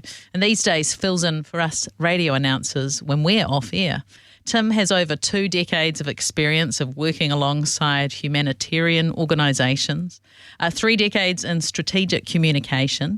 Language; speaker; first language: English; native; English